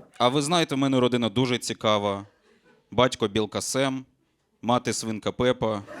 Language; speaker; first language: Ukrainian; non-native, local second language; Russian